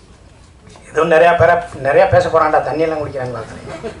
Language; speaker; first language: Tamil; native; Tamil